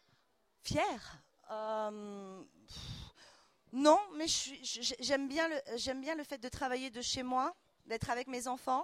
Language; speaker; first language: French; native; French